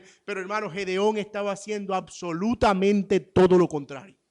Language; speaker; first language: Spanish; native; Spanish